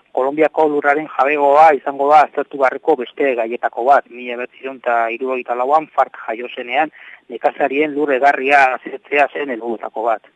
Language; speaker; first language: Basque; native; Basque